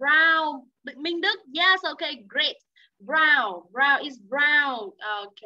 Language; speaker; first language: English; non-native, learner; Vietnamese